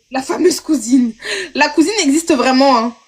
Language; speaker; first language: French; native; French